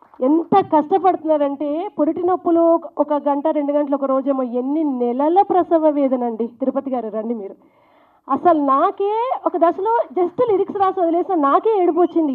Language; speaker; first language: Telugu; native; Telugu